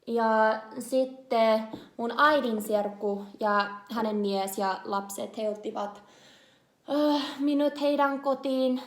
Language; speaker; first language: Finnish; non-native, learner; English